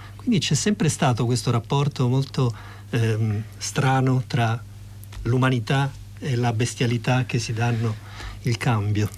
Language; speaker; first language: Italian; native; Italian